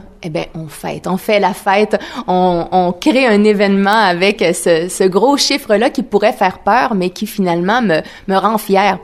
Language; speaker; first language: French; native; French